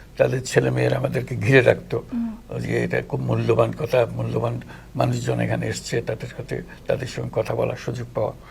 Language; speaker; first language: Bangla; native; Bangla